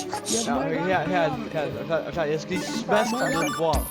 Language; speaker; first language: Danish; native; Danish